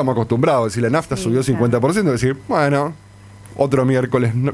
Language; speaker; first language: Spanish; native; Spanish